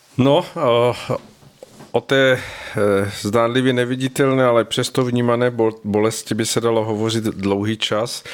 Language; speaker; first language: Czech; native; Czech